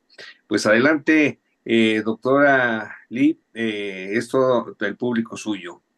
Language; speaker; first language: Spanish; native; Spanish